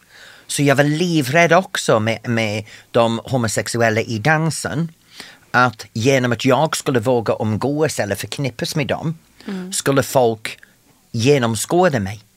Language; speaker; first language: Swedish; non-native, fluent; English